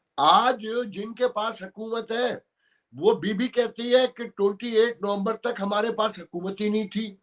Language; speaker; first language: Urdu; native; Urdu